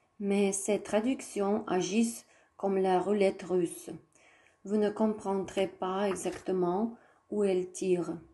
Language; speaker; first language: French; non-native, fluent; Russian